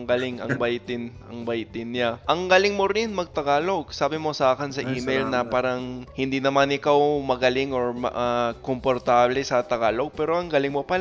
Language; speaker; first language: Filipino; non-native, fluent; English